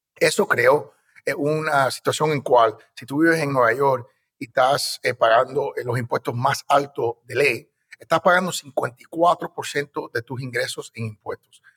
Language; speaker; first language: Spanish; early bilingual, heritage; Spanish